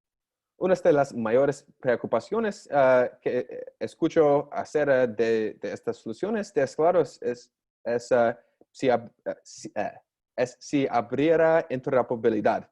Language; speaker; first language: Spanish; non-native, learner; English